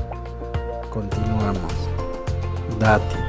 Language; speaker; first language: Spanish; non-native, local second language; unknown